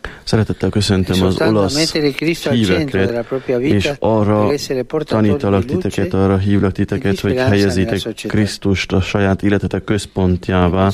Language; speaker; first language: Hungarian; native; Hungarian